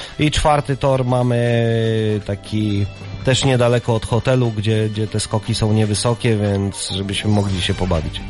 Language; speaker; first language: Polish; native; Polish